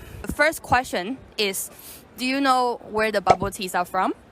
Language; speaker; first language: English; non-native, fluent; Chinese